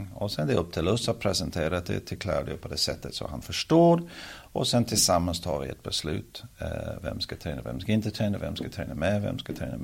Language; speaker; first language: Swedish; early bilingual, heritage; Swedish